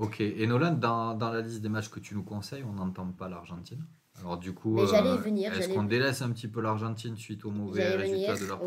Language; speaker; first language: French; native; French